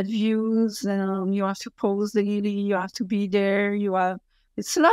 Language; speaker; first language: English; non-native, fluent; French